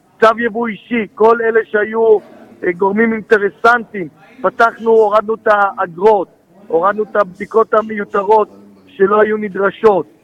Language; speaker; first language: Hebrew; native; Hebrew